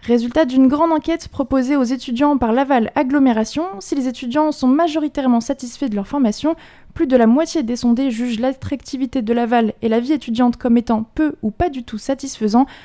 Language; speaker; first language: French; native; French